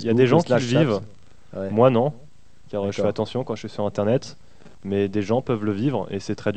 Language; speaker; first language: French; native; French